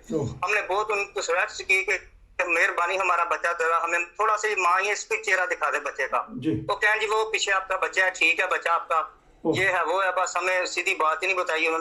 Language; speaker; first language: Hindi; non-native, local second language; Punjabi